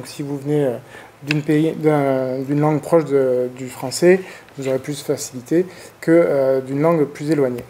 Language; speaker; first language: French; native; French